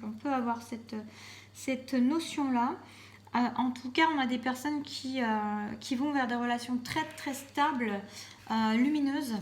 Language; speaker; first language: French; native; French